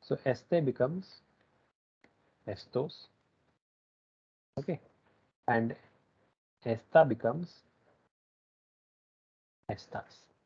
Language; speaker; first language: Spanish; non-native, fluent; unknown